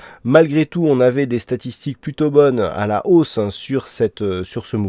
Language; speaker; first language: French; native; French